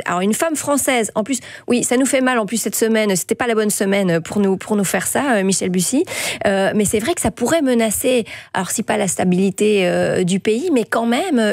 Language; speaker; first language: French; native; French